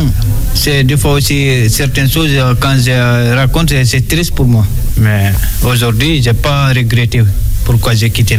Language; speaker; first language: French; non-native, learner; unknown